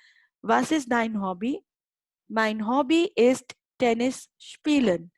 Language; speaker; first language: German; non-native, fluent; Hindi